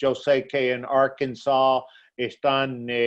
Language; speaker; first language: Spanish; non-native, fluent; English